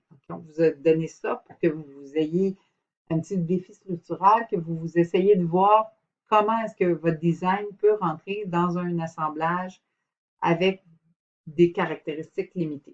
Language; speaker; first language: French; native; French